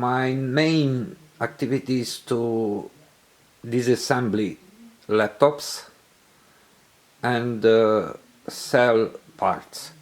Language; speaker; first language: English; non-native, learner; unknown